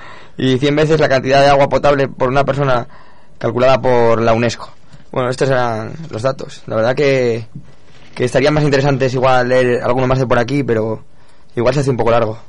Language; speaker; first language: Spanish; native; Spanish